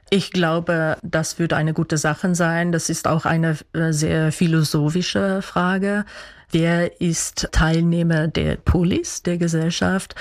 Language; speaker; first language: German; non-native, fluent; Dutch